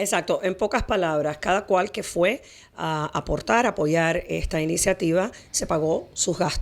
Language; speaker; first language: Spanish; native; Spanish